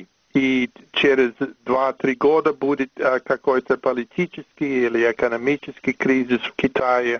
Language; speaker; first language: Russian; non-native, fluent; English